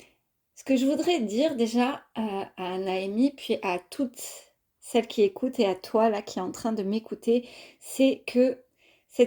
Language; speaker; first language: French; native; French